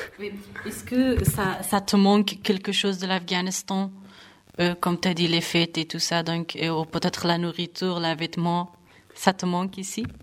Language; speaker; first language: French; non-native, fluent; Persian